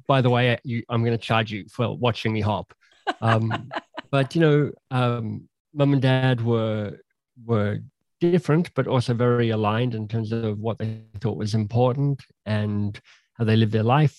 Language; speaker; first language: English; native; English